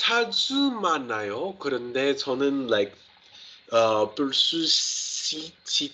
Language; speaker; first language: Korean; non-native, learner; English